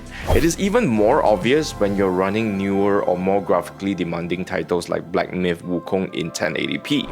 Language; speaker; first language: English; native; English